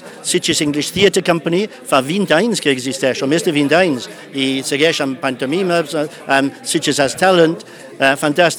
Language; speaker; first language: Catalan; non-native, fluent; English